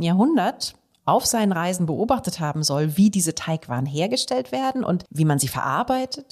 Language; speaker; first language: German; native; German